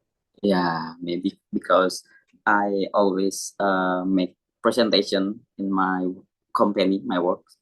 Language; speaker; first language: English; non-native, learner; Indonesian